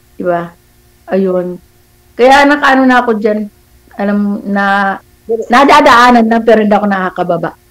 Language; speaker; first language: Filipino; native; Filipino